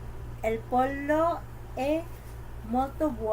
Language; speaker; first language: Italian; non-native, learner; Filipino